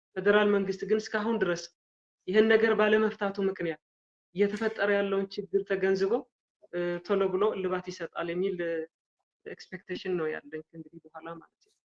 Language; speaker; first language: Amharic; non-native, local second language; Tigrinya